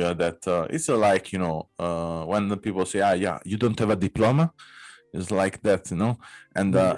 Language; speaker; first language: English; non-native, fluent; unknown